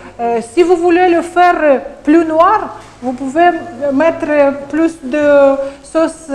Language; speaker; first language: French; non-native, learner; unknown